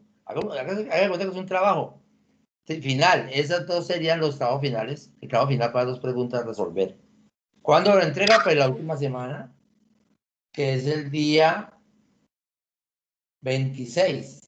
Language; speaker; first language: Spanish; native; Spanish